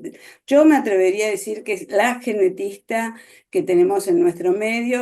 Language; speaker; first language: Spanish; native; Spanish